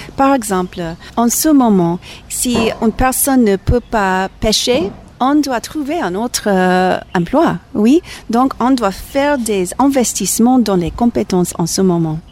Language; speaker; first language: French; non-native, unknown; English